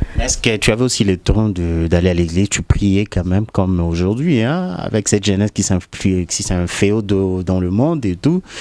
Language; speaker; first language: French; non-native, local second language; Lingala